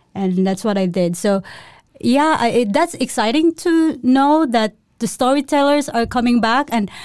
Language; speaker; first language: English; non-native, local second language; Cebuano